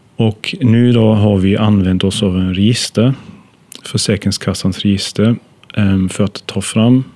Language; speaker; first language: Swedish; non-native, fluent; German